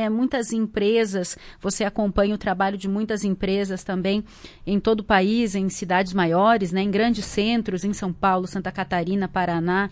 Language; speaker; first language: Portuguese; native; Portuguese